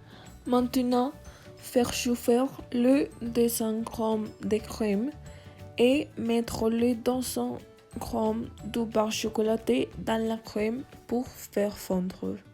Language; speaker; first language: French; non-native, learner; Spanish